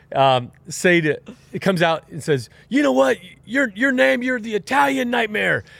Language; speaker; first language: English; native; English